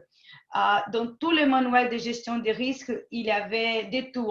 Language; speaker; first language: French; non-native, fluent; Portuguese